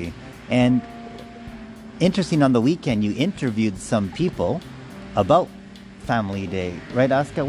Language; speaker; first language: English; native; English